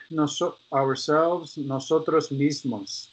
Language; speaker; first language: Spanish; non-native, learner; English